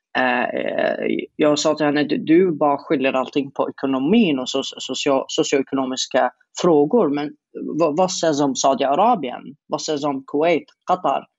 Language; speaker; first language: Swedish; non-native, fluent; Arabic